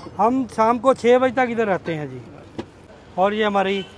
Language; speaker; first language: Hindi; native; Hindi